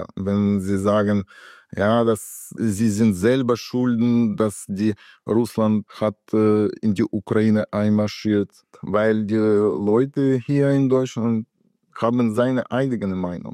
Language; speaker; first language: German; non-native, learner; Russian